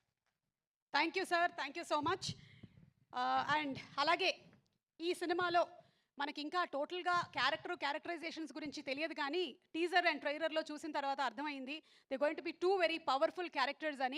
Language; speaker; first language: Telugu; native; Telugu